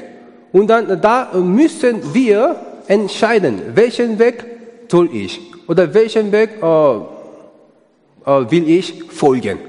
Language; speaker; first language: German; non-native, learner; Korean